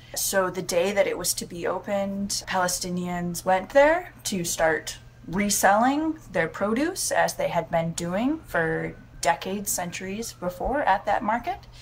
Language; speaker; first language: English; native; English